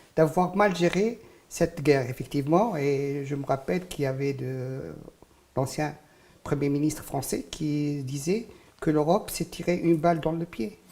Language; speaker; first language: French; non-native, local second language; Arabic